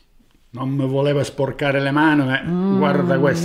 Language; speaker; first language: Italian; non-native, fluent; Spanish